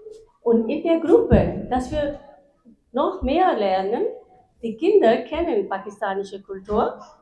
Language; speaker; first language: German; non-native, fluent; Urdu